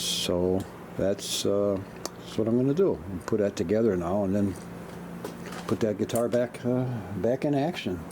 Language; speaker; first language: English; native; English